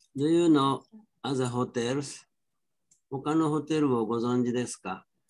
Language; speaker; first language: Japanese; native; Japanese